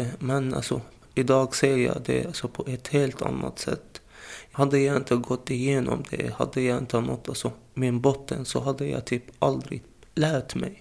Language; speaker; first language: Swedish; non-native, fluent; Arabic